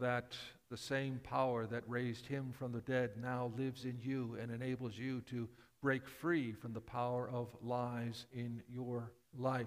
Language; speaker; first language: English; native; English